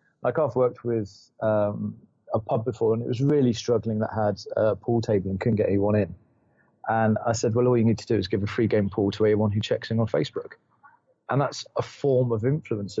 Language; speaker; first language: English; native; English